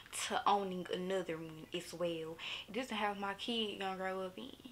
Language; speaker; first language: English; native; English